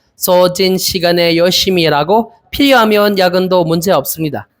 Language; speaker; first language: Korean; non-native, learner; Filipino